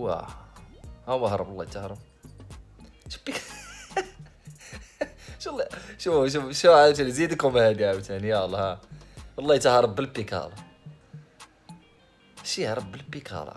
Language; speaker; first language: Arabic; native; Arabic